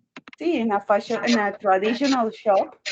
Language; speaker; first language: English; non-native, learner; Spanish